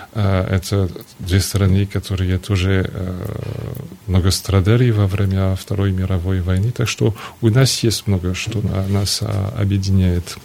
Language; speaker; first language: Russian; non-native, fluent; French